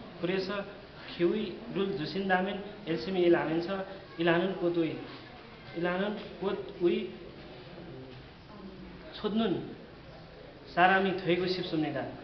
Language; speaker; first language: Korean; non-native, learner; Nepali